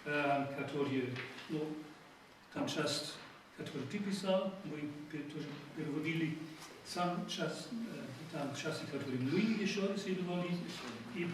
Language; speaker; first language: Russian; non-native, fluent; German